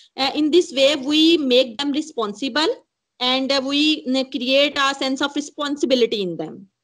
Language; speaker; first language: English; non-native, local second language; Punjabi